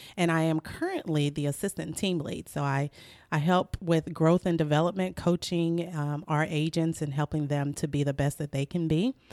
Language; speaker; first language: English; early bilingual, other home language; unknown